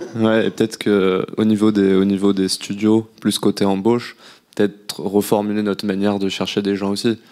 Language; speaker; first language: French; native; French